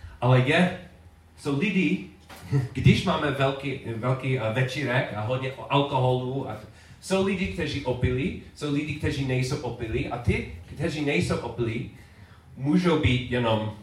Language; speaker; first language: Czech; non-native, learner; English